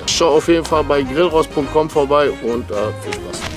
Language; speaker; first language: German; native; German